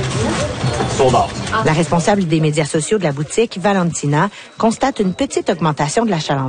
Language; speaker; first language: French; native; French